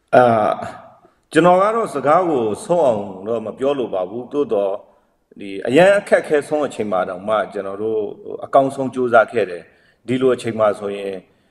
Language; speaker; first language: Burmese; native; Burmese